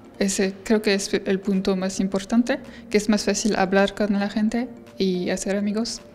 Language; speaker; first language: Spanish; non-native, fluent; French